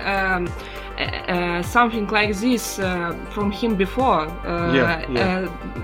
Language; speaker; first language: English; non-native, learner; Russian